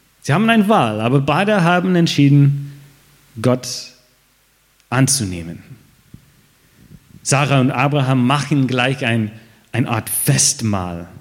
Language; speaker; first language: German; non-native, fluent; English